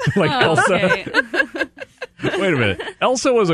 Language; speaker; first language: English; native; English